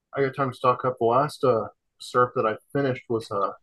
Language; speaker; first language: English; native; English